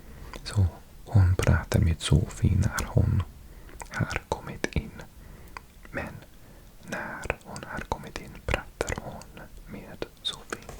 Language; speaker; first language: Swedish; non-native, learner; English